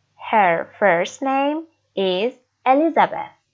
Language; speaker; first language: English; non-native, fluent; Persian